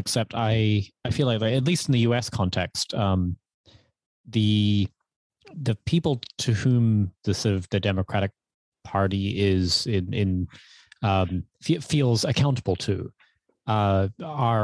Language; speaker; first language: English; native; English